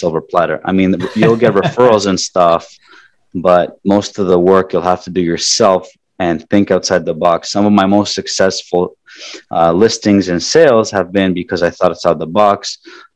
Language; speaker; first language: English; native; English